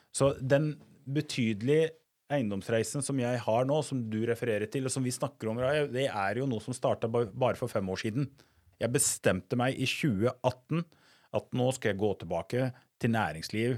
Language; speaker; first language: Norwegian; early bilingual, other home language; Arabic